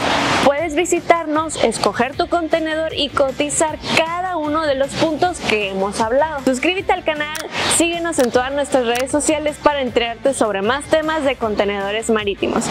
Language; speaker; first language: Spanish; native; Spanish